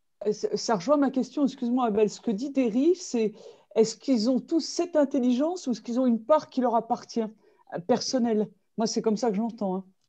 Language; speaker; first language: French; native; French